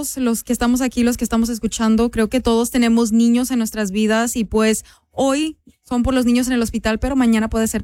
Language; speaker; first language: Spanish; early bilingual, heritage; Spanish